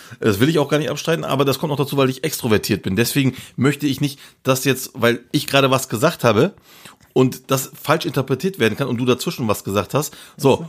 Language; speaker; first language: German; early bilingual, other home language; Turkish